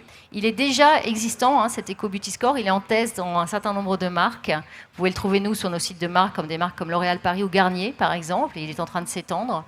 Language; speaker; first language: French; native; French